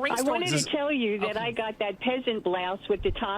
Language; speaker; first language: English; native; English